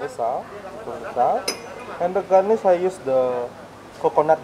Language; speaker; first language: English; non-native, learner; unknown